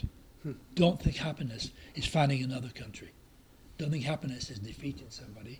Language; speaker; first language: English; native; English